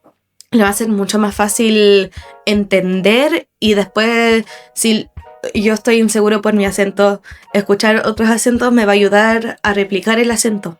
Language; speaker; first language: Spanish; non-native, fluent; English